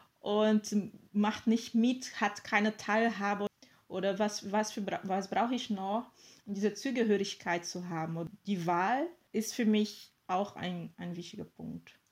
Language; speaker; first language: German; non-native, fluent; Portuguese